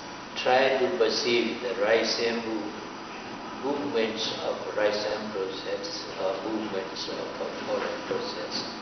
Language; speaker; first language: English; non-native, fluent; Burmese